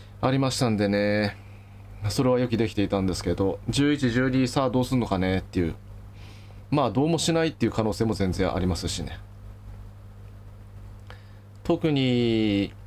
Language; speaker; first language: Japanese; native; Japanese